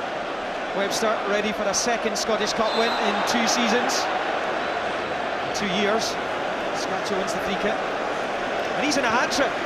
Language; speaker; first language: English; native; English